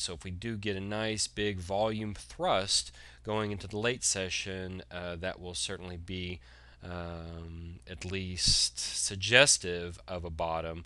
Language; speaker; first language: English; native; English